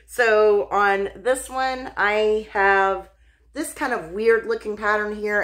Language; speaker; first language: English; native; English